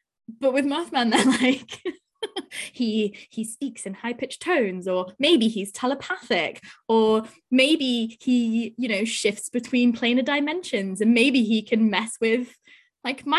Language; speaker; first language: English; native; English